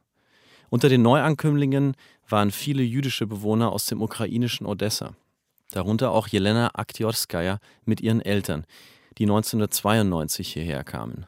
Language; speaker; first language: German; native; German